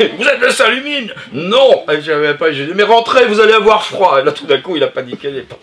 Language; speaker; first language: French; native; French